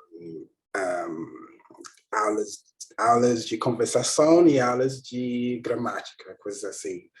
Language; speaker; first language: Portuguese; non-native, learner; English